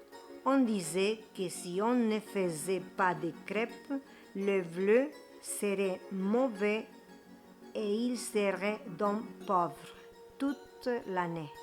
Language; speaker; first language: French; non-native, fluent; Spanish